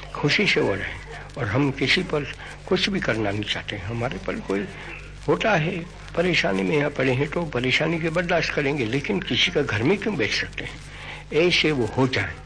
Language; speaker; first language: Hindi; non-native, local second language; Gujarati